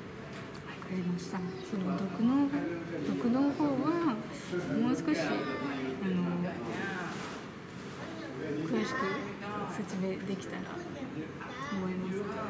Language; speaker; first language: Japanese; non-native, fluent; French